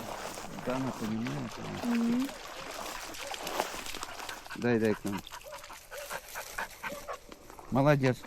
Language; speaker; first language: Russian; native; Russian